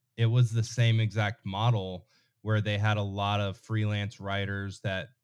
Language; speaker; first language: English; native; English